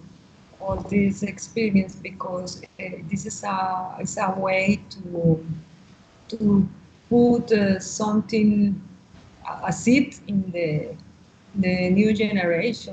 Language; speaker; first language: English; non-native, learner; Spanish